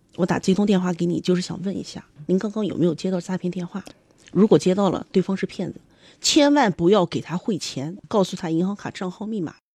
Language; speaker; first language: Chinese; native; Chinese